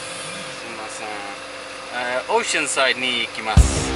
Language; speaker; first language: Japanese; non-native, learner; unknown